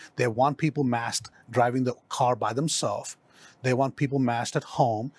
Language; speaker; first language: English; non-native, local second language; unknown